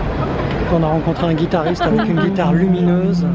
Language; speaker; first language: French; native; French